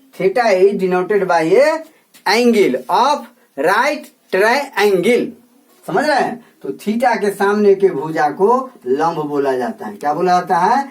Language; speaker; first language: Hindi; native; Hindi